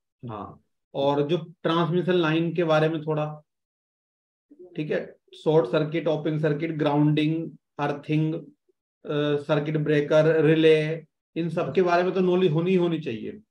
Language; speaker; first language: Hindi; native; Hindi